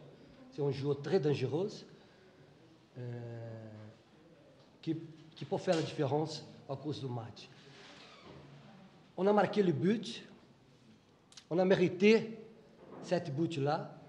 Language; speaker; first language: French; non-native, fluent; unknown